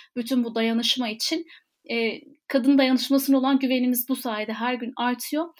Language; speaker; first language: Turkish; native; Turkish